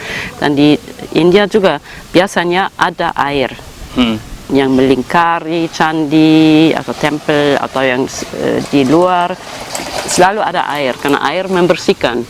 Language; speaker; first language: Indonesian; non-native, fluent; German